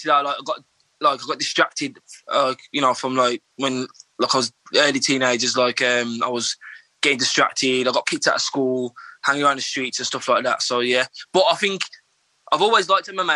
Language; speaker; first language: English; native; English